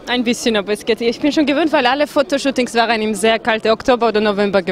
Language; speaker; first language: German; non-native, fluent; Georgian